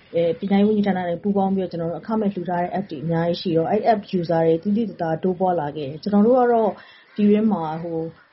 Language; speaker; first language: Burmese; native; Burmese